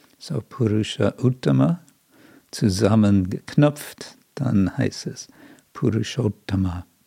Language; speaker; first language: German; non-native, fluent; English